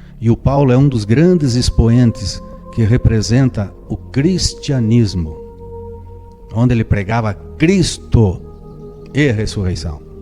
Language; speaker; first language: Portuguese; native; Portuguese